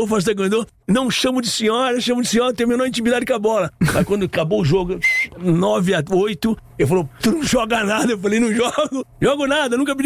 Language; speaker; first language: Portuguese; native; Portuguese